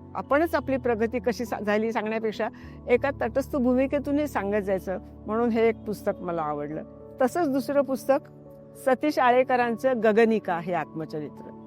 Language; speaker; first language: Marathi; native; Marathi